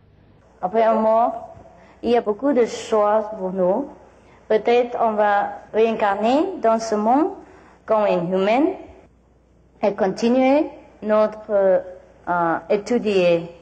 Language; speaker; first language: French; non-native, learner; Vietnamese